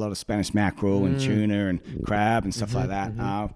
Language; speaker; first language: English; native; English